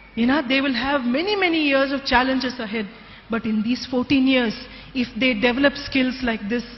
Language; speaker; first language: English; non-native, local second language; Tamil